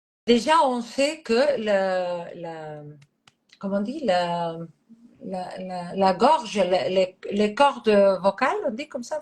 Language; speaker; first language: French; non-native, fluent; Catalan